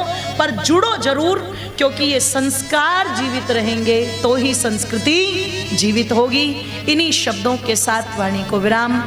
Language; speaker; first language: Hindi; native; Hindi